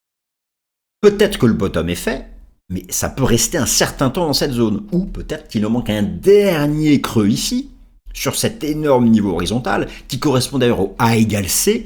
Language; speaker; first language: French; native; French